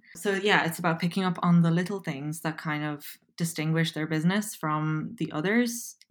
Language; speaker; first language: English; native; English